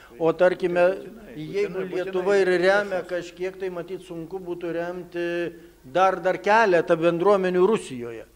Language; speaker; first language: Lithuanian; native; Lithuanian